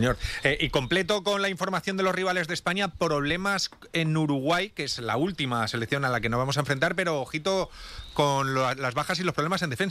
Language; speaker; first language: Spanish; native; Spanish